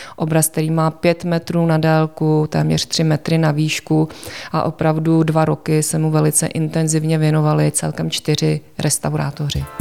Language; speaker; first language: Czech; native; Czech